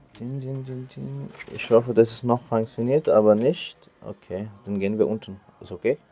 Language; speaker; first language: German; non-native, fluent; Persian